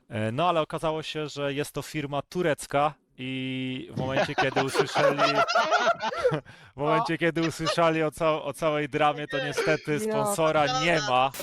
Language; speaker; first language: Polish; native; Polish